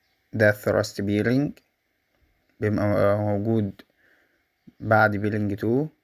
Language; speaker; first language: Arabic; native; Arabic